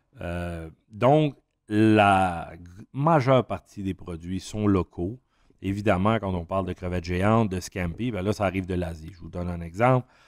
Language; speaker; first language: French; native; French